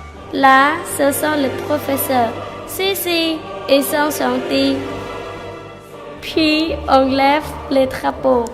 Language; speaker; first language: French; non-native, learner; Khmer